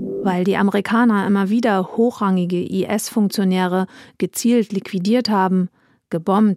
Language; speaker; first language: German; native; German